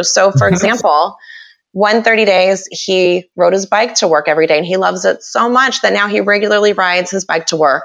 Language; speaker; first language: English; native; English